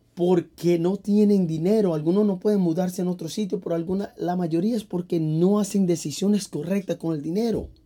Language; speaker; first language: Spanish; early bilingual, heritage; Spanish